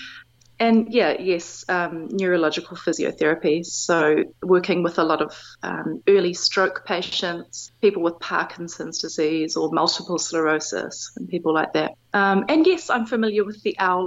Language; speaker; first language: English; native; English